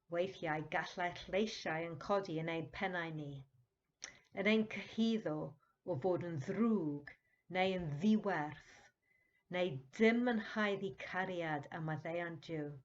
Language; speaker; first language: Welsh; non-native, fluent; English